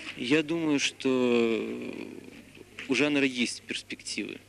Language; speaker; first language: Russian; native; Russian